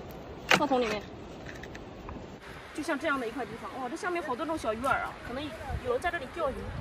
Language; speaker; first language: Chinese; native; Chinese